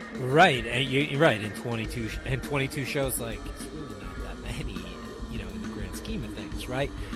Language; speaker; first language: English; native; English